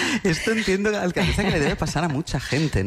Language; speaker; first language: Spanish; native; Spanish